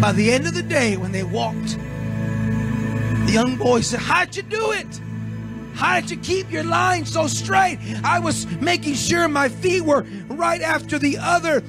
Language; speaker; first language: English; native; English